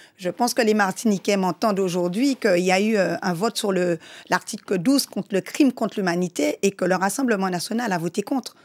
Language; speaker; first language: French; native; French